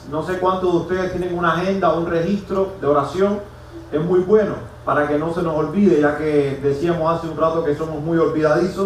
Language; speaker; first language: Spanish; native; Spanish